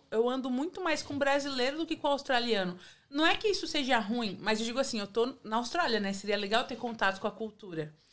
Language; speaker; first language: Portuguese; native; Portuguese